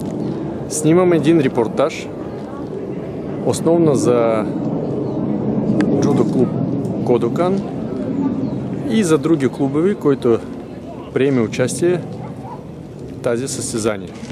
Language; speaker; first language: Bulgarian; non-native, learner; Russian